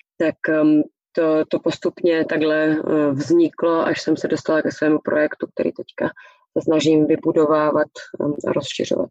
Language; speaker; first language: Czech; native; Czech